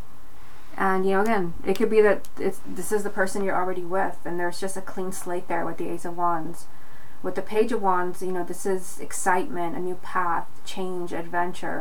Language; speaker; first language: English; native; English